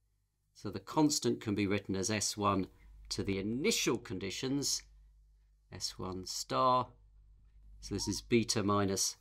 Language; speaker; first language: English; native; English